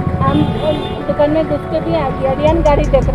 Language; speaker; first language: Hindi; non-native, local second language; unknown